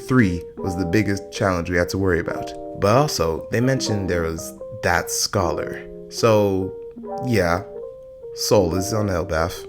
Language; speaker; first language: English; native; English